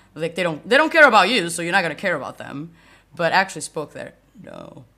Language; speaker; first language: English; non-native, fluent; Portuguese